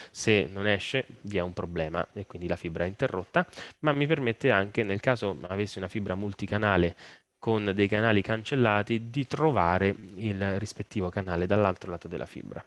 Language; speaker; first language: Italian; native; Italian